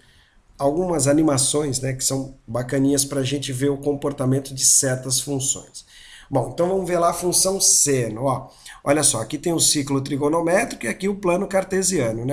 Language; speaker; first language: Portuguese; native; Portuguese